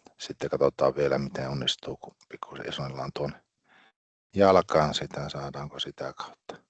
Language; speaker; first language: Finnish; native; Finnish